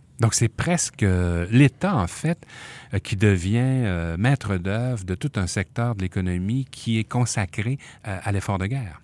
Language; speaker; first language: French; native; French